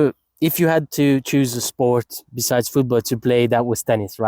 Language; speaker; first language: English; non-native, fluent; Hungarian